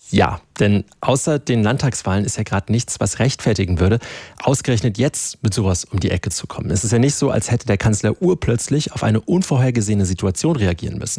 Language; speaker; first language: German; native; German